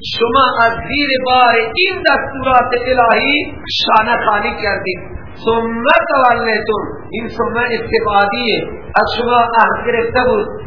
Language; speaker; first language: Persian; native; Persian